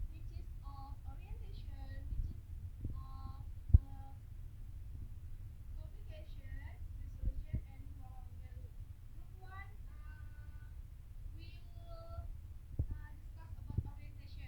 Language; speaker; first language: English; non-native, learner; Indonesian